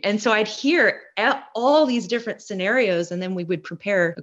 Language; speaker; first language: English; native; English